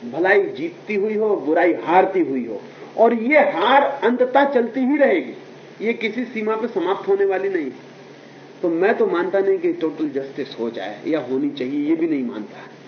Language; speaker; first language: Hindi; native; Hindi